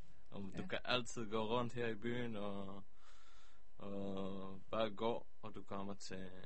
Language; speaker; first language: Danish; early bilingual, heritage; Hebrew